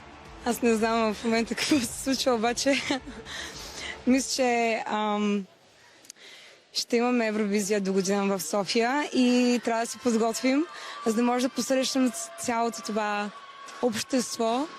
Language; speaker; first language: Bulgarian; native; Bulgarian